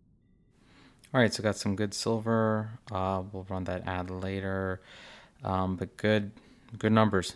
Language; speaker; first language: English; native; English